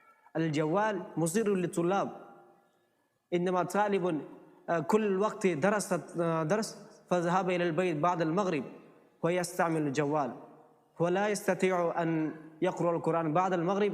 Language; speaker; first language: Arabic; non-native, learner; Urdu